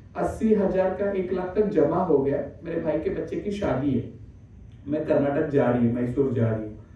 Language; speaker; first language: Hindi; non-native, local second language; Marathi